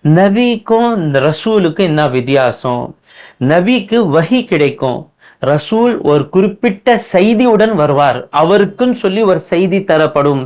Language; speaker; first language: Tamil; non-native, local second language; Urdu